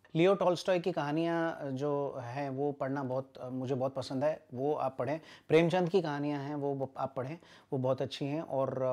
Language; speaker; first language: Hindi; native; Hindi